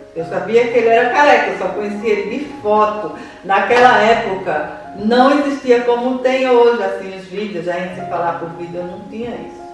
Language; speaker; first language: Portuguese; native; Portuguese